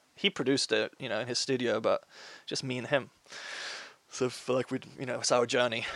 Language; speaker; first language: English; non-native, fluent; Swedish